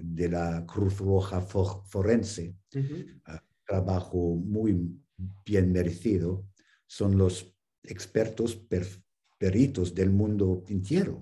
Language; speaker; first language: Spanish; non-native, fluent; English